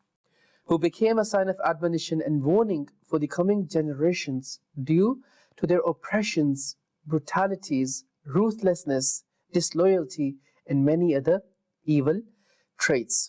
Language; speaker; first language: English; non-native, local second language; Urdu